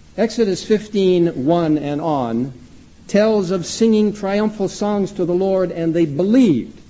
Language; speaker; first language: English; early bilingual, other home language; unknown